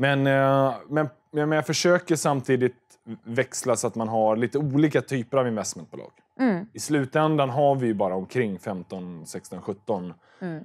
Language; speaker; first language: Swedish; native; Swedish